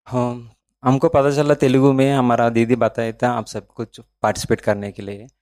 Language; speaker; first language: Hindi; non-native, local second language; Telugu